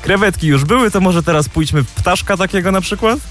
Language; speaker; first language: Polish; native; Polish